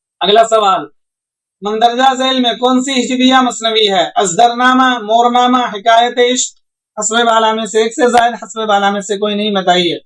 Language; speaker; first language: Urdu; native; Urdu